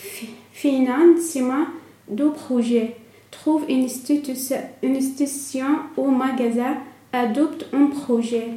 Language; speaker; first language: French; non-native, learner; Arabic